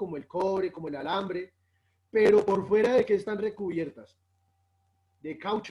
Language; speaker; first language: Spanish; native; Spanish